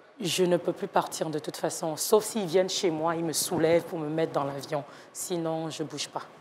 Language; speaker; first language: French; non-native, local second language; Yoruba